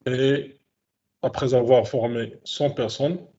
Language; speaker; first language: French; non-native, local second language; Arabic